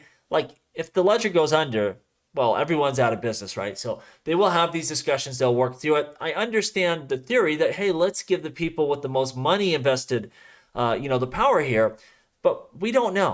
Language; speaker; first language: English; native; English